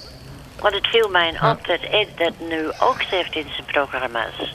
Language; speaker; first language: Dutch; early bilingual, other home language; English